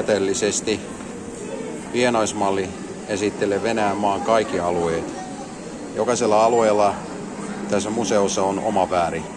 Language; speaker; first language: Finnish; non-native, fluent; Russian